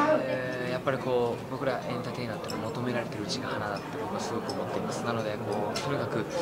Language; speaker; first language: Japanese; early bilingual, other home language; Burmese